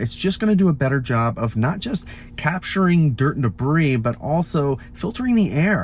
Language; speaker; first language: English; native; English